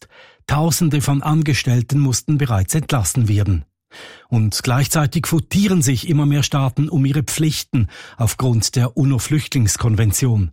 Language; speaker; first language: German; native; German